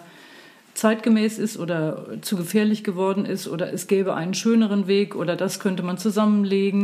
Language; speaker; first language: German; native; German